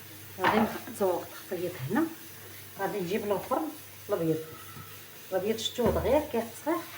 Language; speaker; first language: Arabic; native; Arabic